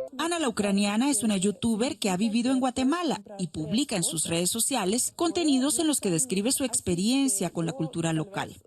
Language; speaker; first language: Spanish; native; Spanish